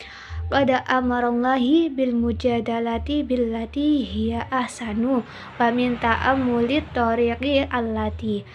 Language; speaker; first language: Arabic; non-native, learner; Indonesian